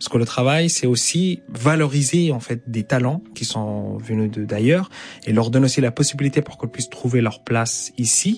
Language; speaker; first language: French; non-native, fluent; Arabic